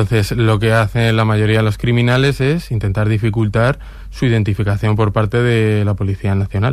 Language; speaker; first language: Spanish; native; Spanish